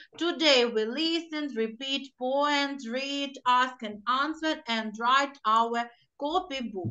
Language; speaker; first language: English; non-native, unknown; Ukrainian